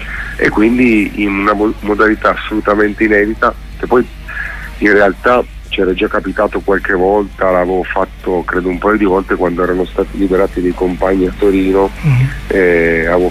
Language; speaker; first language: Italian; native; Italian